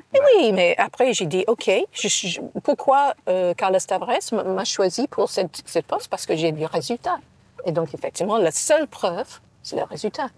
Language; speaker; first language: French; non-native, fluent; English